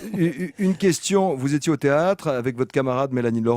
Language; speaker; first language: French; native; French